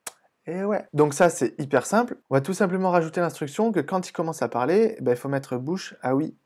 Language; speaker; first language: French; native; French